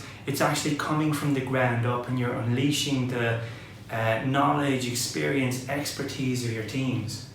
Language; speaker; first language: English; native; English